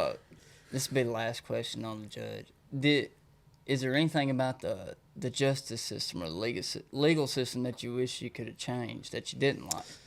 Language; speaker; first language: English; native; English